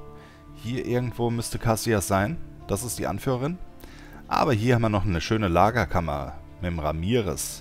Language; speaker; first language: German; native; German